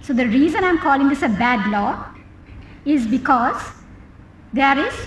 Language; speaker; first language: English; non-native, local second language; Sinhala